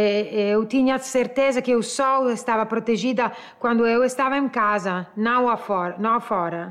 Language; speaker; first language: Portuguese; non-native, learner; Italian